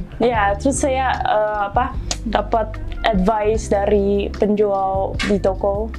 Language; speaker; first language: Indonesian; non-native, fluent; Dutch